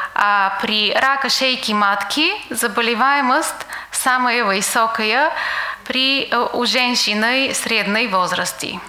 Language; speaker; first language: Russian; non-native, fluent; Bulgarian